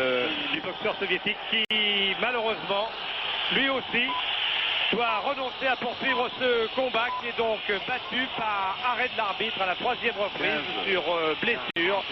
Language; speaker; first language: French; native; French